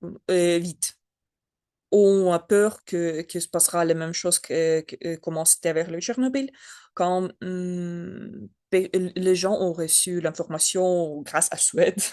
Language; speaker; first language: French; non-native, learner; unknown